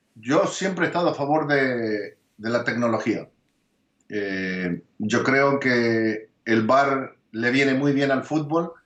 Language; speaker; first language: Spanish; early bilingual, heritage; Spanish